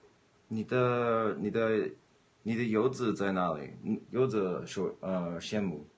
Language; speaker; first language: Chinese; non-native, learner; English